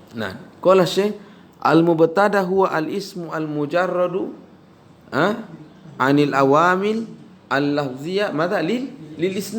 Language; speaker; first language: Arabic; non-native, fluent; Indonesian